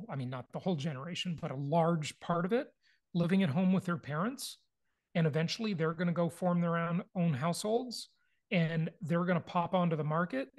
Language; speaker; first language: English; native; English